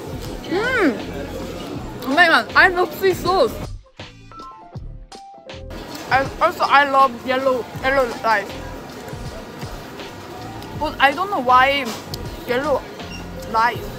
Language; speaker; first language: English; non-native, learner; Korean